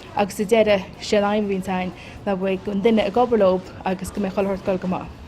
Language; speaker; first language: Irish; native; Irish